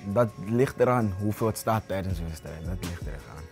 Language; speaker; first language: Dutch; early bilingual, other home language; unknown